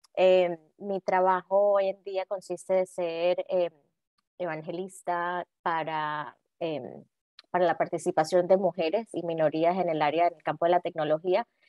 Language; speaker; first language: Spanish; native; Spanish